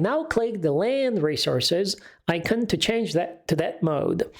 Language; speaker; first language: English; non-native, fluent; Polish